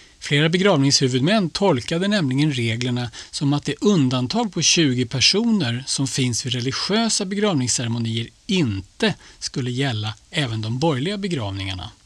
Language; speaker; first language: Swedish; native; Swedish